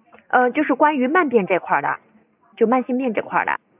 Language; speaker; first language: Chinese; native; Chinese